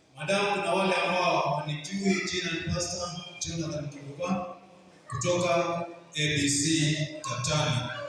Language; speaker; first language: Swahili; non-native, local second language; Kamba